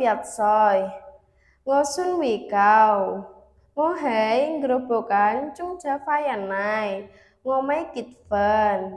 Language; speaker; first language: Cantonese; non-native, learner; Indonesian